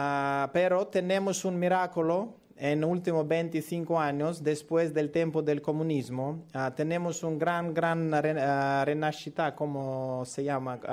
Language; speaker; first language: Spanish; non-native, learner; Russian